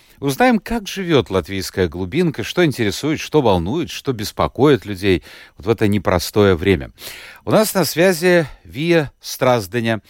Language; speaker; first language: Russian; native; Russian